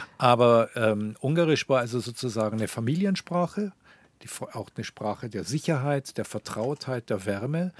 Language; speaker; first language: German; native; German